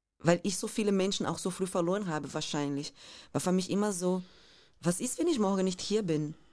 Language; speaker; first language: German; non-native, fluent; Portuguese